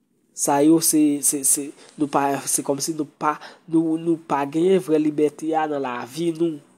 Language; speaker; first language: French; non-native, local second language; Haitian Creole